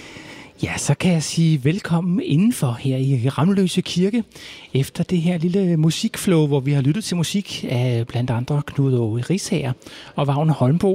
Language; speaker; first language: Danish; native; Danish